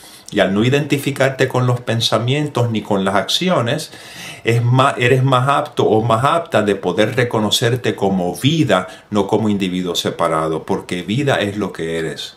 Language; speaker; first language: Spanish; native; Spanish